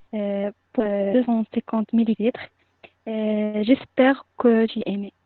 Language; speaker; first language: French; non-native, learner; Arabic